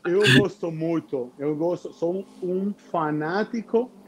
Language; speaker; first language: Portuguese; non-native, learner; Spanish